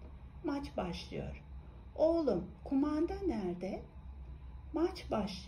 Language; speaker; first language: Turkish; non-native, fluent; Kazakh